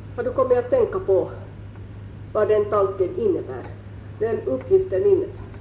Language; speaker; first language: Swedish; native; Swedish